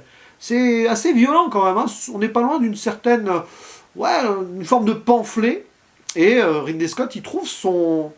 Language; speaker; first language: French; native; French